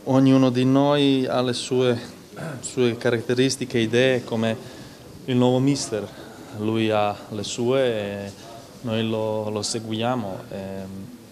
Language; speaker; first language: Italian; non-native, fluent; Croatian